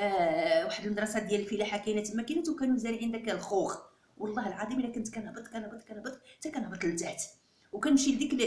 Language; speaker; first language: Arabic; native; Arabic